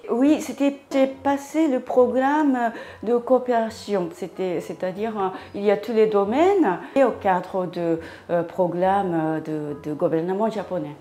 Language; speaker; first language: French; non-native, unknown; Japanese